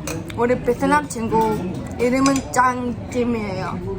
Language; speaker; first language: Korean; non-native, learner; Mongolian